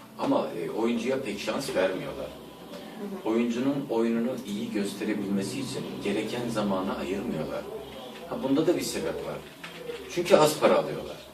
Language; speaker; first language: Turkish; native; Turkish